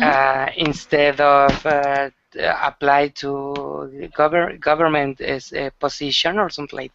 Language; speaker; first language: English; non-native, learner; Spanish